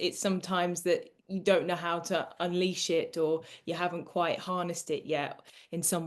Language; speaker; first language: English; native; English